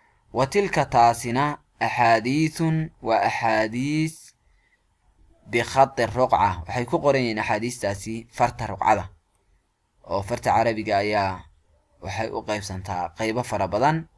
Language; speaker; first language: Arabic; non-native, fluent; Somali